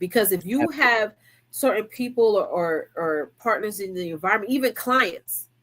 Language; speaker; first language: English; native; English